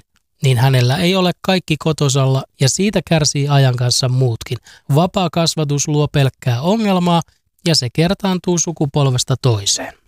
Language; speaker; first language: Finnish; native; Finnish